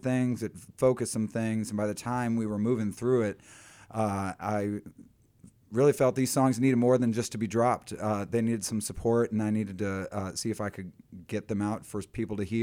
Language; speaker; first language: English; native; English